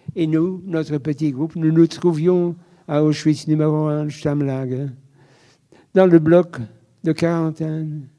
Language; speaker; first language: French; native; French